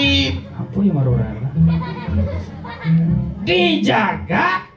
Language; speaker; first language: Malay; non-native, local second language; Balinese